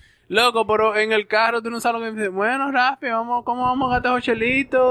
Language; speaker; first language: Spanish; early bilingual, other home language; English